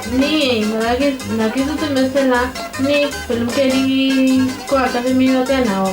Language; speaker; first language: Basque; non-native, local second language; Spanish